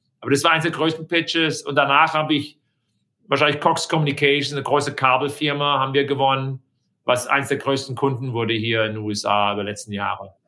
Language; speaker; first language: German; native; German